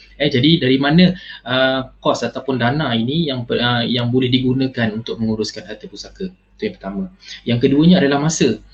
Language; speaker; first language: Malay; native; Malay